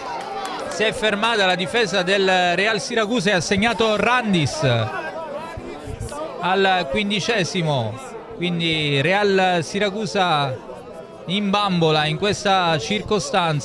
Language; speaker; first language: Italian; native; Italian